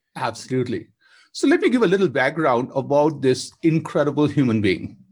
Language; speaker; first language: English; non-native, local second language; Bangla